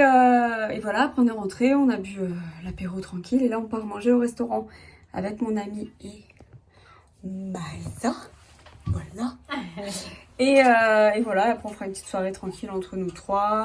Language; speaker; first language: French; native; French